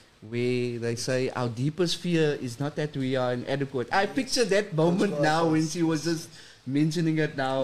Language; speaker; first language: English; non-native, local second language; Afrikaans